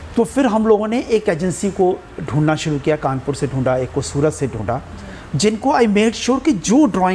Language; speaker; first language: Hindi; native; Hindi